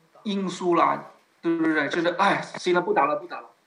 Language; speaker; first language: Chinese; native; Chinese